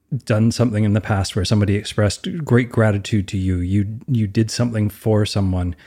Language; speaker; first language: English; native; English